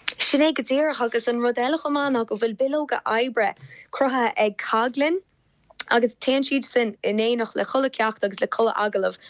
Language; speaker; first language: Irish; non-native, local second language; English